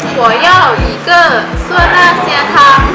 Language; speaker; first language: Chinese; non-native, learner; Thai